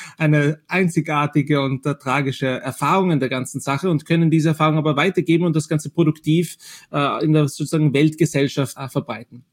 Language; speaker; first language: German; native; German